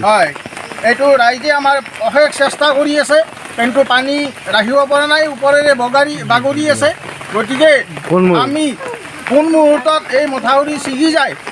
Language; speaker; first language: Assamese; native; Assamese